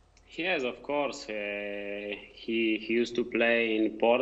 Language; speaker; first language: English; non-native, fluent; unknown